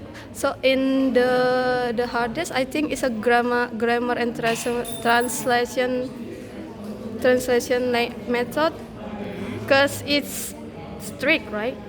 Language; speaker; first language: English; non-native, learner; Indonesian